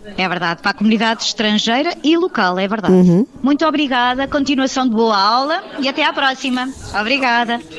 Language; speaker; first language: Portuguese; native; Portuguese